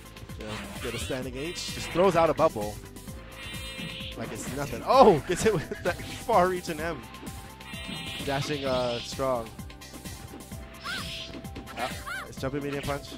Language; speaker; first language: English; native; English